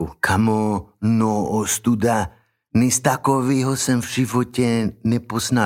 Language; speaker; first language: Czech; non-native, learner; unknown